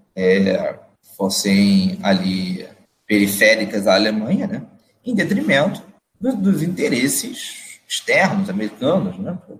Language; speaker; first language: Portuguese; native; Portuguese